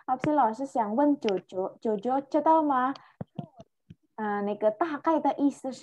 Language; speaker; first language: Chinese; non-native, fluent; Indonesian